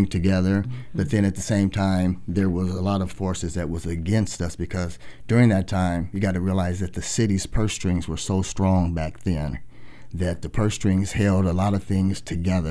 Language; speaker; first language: English; native; English